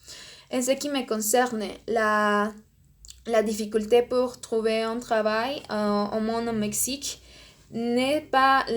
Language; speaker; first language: French; non-native, learner; Spanish